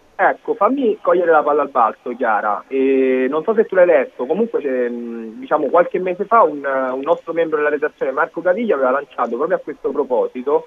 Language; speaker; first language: Italian; native; Italian